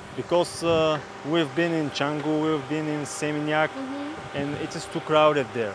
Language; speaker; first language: English; non-native, fluent; Bulgarian